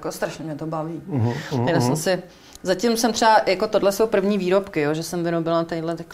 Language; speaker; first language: Czech; native; Czech